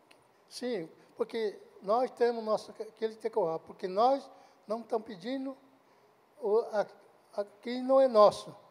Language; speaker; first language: Portuguese; non-native, local second language; Guarani